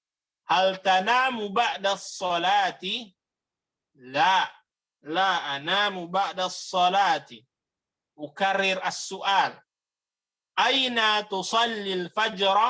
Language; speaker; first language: Arabic; non-native, fluent; Indonesian